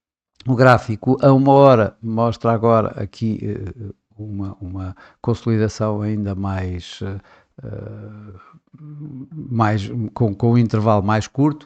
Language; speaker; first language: Portuguese; native; Portuguese